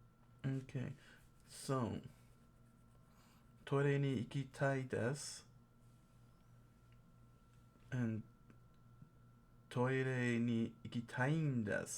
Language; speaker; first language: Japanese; non-native, learner; English